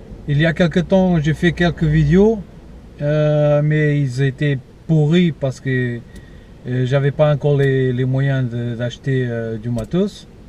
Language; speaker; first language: French; non-native, fluent; Portuguese